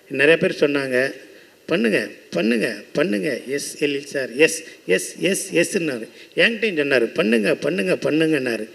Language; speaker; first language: Tamil; native; Tamil